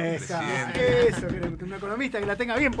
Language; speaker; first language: Spanish; native; Spanish